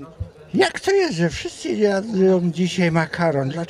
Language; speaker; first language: Polish; native; Polish